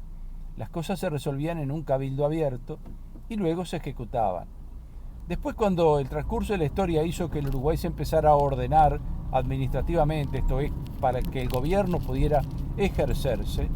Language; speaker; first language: Spanish; native; Spanish